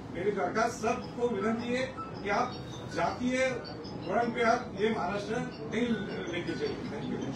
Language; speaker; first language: Hindi; non-native, local second language; Marathi